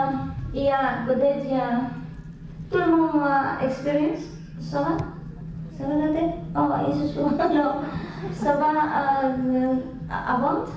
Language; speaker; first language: French; non-native, learner; Vietnamese